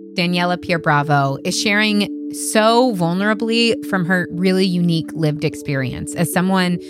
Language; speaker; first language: English; native; English